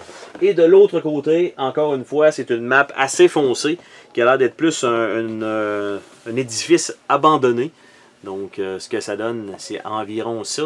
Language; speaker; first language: French; native; French